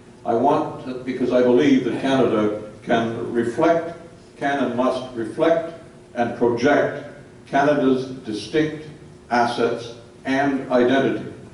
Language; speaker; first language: English; native; English